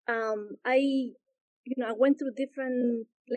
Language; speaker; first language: English; non-native, fluent; Spanish